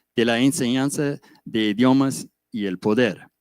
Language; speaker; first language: Spanish; non-native, fluent; English